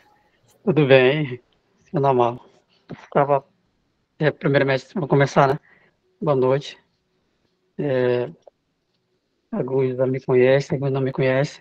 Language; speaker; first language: Portuguese; non-native, local second language; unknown